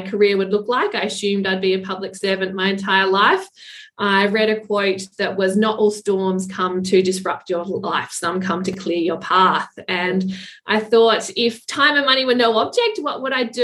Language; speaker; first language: English; native; English